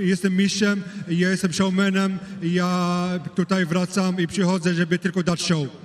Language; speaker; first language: Polish; non-native, learner; French